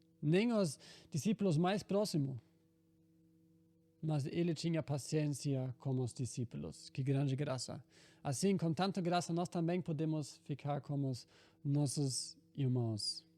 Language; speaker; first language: Portuguese; non-native, fluent; German